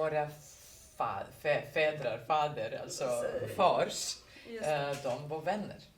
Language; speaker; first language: Swedish; non-native, fluent; Serbian